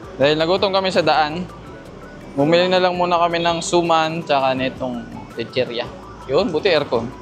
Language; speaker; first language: Filipino; non-native, local second language; Cebuano